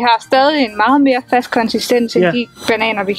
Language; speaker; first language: Danish; native; Danish